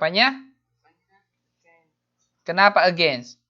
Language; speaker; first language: Indonesian; native; Indonesian